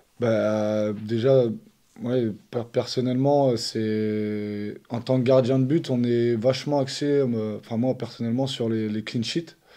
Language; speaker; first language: French; native; French